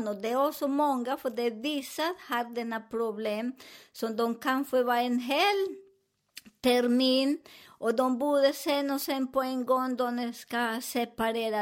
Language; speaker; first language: Swedish; non-native, learner; Spanish